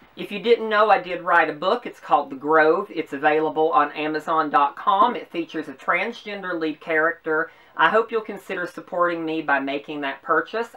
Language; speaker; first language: English; native; English